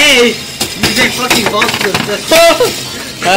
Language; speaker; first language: Dutch; early bilingual, other home language; Turkish